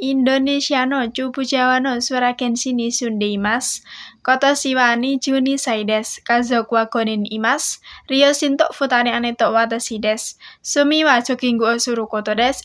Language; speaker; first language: Japanese; non-native, learner; Indonesian